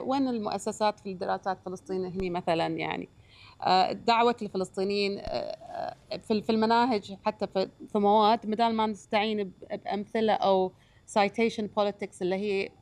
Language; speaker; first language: Arabic; native; Arabic